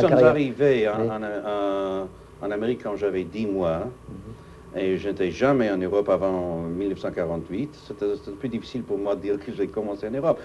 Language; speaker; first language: French; non-native, fluent; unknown